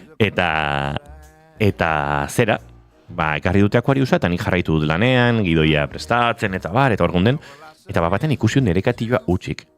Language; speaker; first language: Basque; non-native, local second language; Spanish